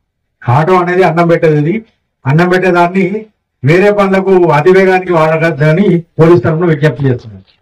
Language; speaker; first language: Telugu; native; Telugu